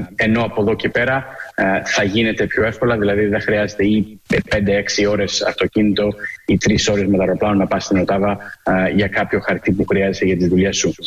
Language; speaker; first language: Greek; early bilingual, heritage; Greek